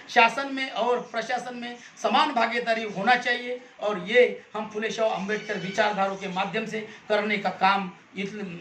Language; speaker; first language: Hindi; non-native, local second language; Marathi